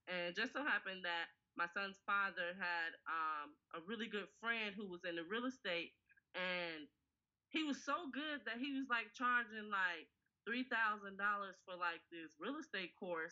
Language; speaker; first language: English; native; English